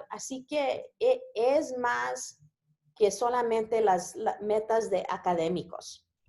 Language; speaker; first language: Spanish; early bilingual, heritage; Spanish